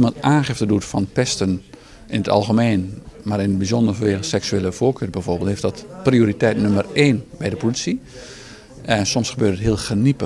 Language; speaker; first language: Dutch; native; Dutch